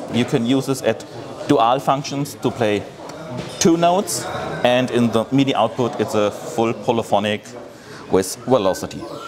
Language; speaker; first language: English; non-native, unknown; German